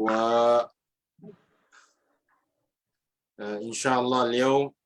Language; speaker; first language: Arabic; non-native, fluent; Filipino